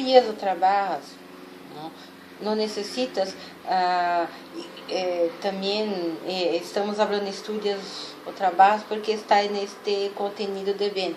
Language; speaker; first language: Spanish; non-native, fluent; Portuguese